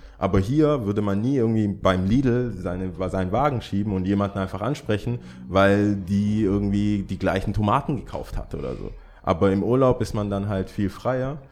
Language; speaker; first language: German; early bilingual, other home language; English